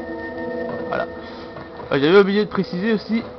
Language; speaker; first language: French; native; French